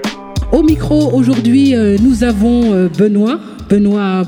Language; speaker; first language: French; native; French